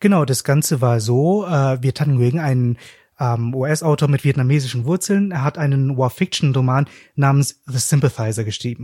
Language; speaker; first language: German; native; German